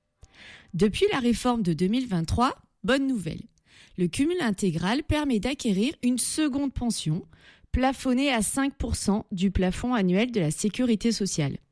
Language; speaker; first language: French; native; French